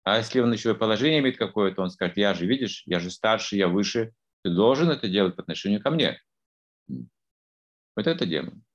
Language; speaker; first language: Russian; native; Russian